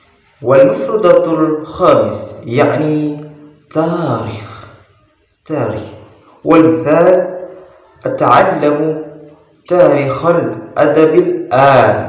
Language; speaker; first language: Arabic; non-native, learner; Indonesian